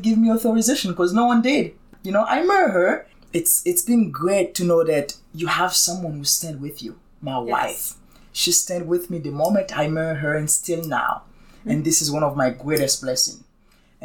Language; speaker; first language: English; non-native, fluent; Haitian Creole